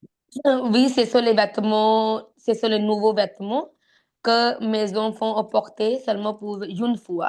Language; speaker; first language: French; non-native, fluent; Punjabi